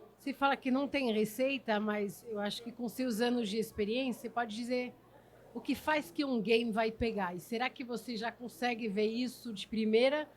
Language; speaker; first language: Portuguese; non-native, fluent; French